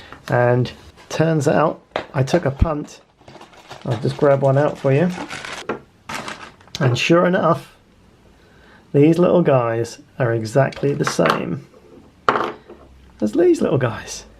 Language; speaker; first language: English; native; English